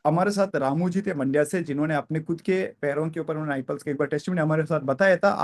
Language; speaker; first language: Hindi; non-native, local second language; Kannada